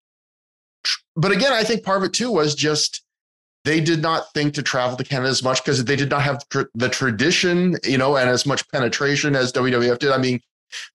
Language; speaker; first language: English; native; English